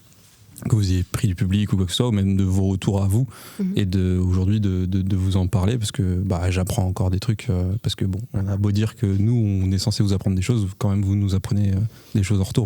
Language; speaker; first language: French; native; French